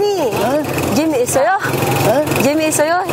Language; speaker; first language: Korean; non-native, learner; Filipino